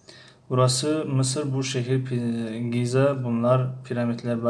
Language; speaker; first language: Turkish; non-native, fluent; Tajik